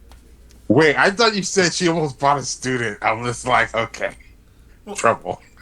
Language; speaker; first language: English; native; English